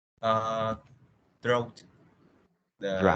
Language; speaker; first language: English; non-native, learner; Vietnamese